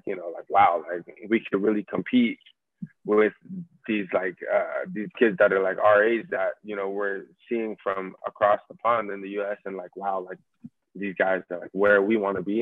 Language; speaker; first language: English; native; English